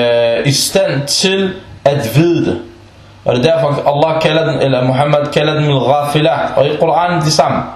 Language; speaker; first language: Danish; early bilingual, other home language; Arabic